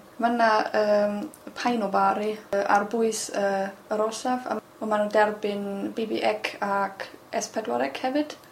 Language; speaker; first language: Welsh; non-native, fluent; German